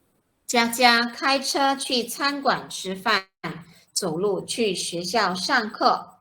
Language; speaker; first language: Chinese; non-native, fluent; Malay